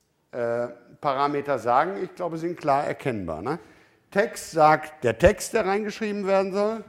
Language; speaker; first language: German; native; German